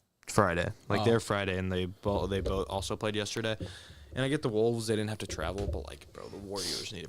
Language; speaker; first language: English; native; English